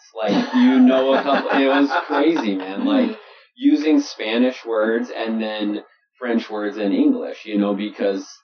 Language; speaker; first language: English; native; English